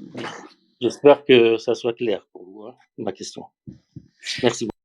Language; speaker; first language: French; non-native, learner; Persian